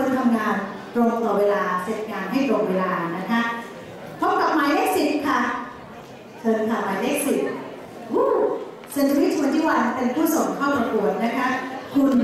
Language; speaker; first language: Thai; native; Thai